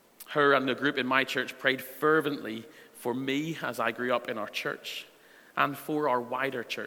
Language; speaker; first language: English; native; English